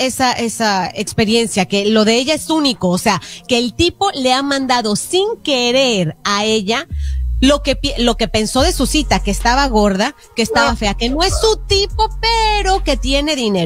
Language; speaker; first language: Spanish; native; Spanish